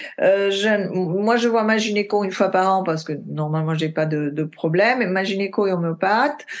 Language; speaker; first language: French; non-native, fluent; Italian